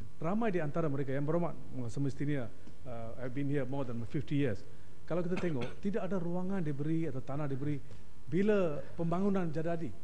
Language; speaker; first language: Malay; non-native, local second language; Tamil